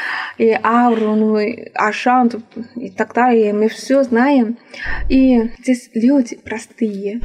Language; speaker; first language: Russian; non-native, learner; Chinese